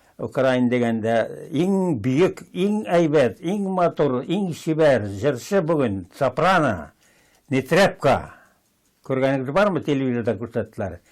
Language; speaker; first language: Tatar; native; Tatar